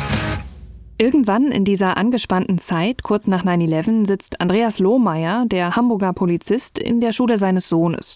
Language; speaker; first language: German; native; German